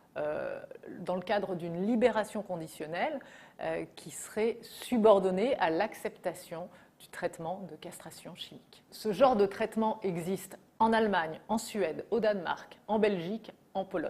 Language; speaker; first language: French; native; French